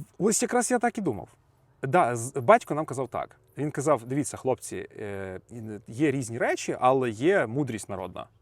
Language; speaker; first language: Ukrainian; native; Ukrainian